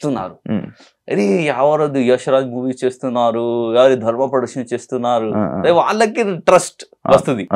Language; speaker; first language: Telugu; non-native, local second language; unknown